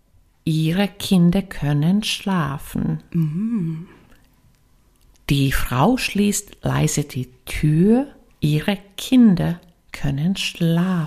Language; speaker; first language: German; non-native, fluent; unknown